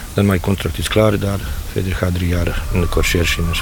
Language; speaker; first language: Dutch; non-native, learner; Bosnian